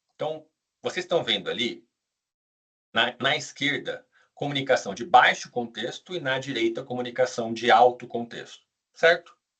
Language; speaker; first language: Portuguese; native; Portuguese